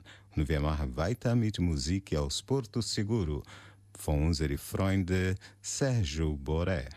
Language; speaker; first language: German; non-native, learner; Portuguese